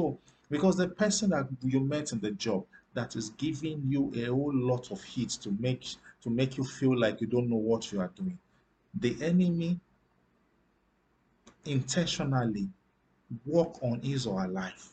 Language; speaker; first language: English; non-native, local second language; Yoruba